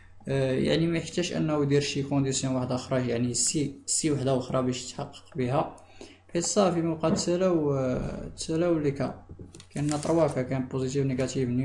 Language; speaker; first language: Arabic; native; Arabic